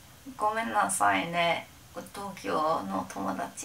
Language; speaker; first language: Japanese; non-native, learner; English